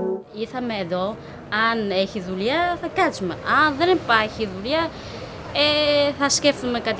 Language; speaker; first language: Greek; non-native, learner; Chinese